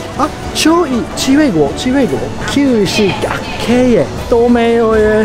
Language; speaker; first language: Chinese; non-native, fluent; Japanese